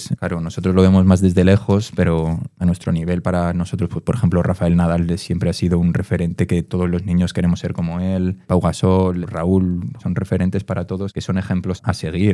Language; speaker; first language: Spanish; native; Spanish